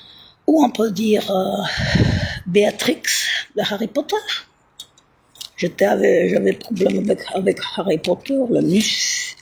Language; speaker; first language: French; non-native, learner; Italian